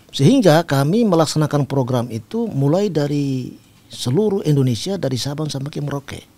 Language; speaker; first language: Indonesian; non-native, local second language; Tetum